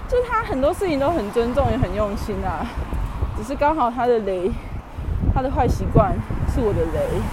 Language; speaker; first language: Chinese; native; Chinese